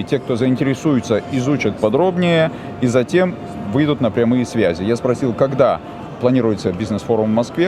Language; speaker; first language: Russian; native; Russian